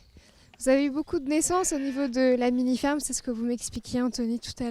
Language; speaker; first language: French; native; French